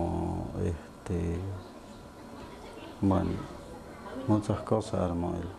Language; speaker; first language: Spanish; non-native, local second language; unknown